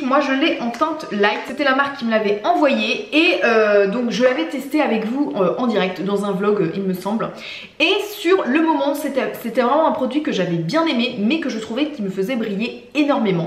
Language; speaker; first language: French; native; French